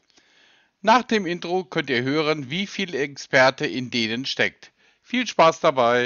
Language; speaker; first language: German; native; German